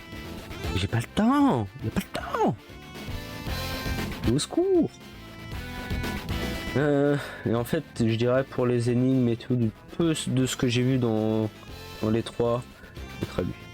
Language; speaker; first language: French; native; French